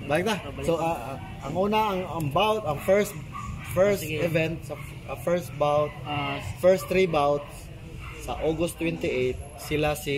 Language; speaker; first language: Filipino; non-native, local second language; Cebuano